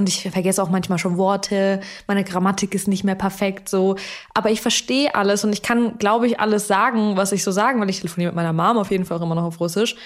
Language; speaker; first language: German; early bilingual, other home language; Russian